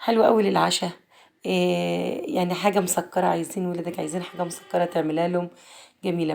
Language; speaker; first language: Arabic; native; Arabic